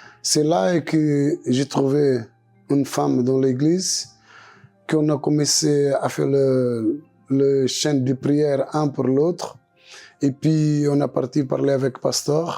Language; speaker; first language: French; non-native, local second language; Portuguese